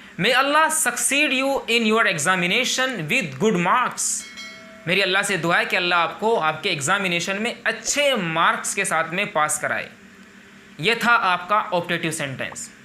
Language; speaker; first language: Urdu; native; Urdu